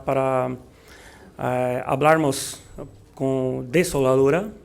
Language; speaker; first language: Spanish; non-native, learner; Portuguese